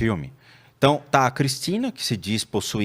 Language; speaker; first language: Portuguese; native; Portuguese